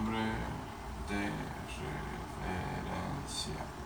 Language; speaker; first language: Spanish; non-native, fluent; English